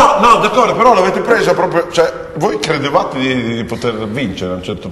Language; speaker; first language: Italian; native; Italian